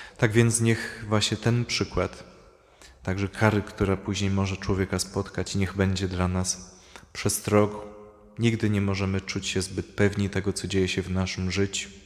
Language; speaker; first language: Polish; native; Polish